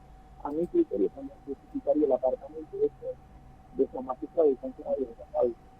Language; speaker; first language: Spanish; native; Spanish